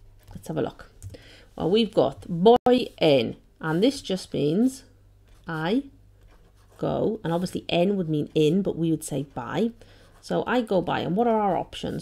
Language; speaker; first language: English; native; English